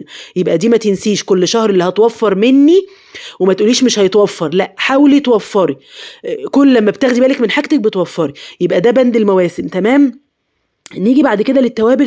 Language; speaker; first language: Arabic; native; Arabic